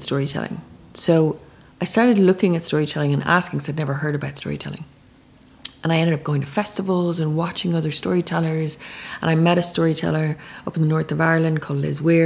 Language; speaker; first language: English; native; English